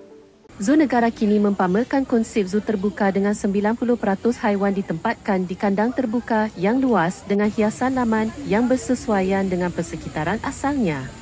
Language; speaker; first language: Malay; native; Malay